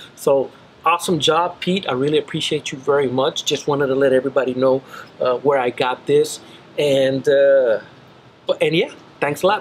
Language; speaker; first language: English; native; English